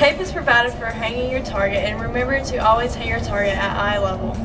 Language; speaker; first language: English; native; English